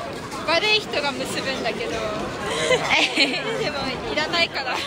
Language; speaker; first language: Japanese; native; Japanese